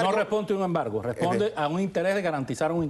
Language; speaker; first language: Spanish; native; Spanish